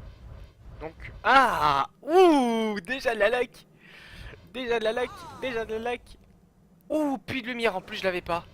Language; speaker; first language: French; native; French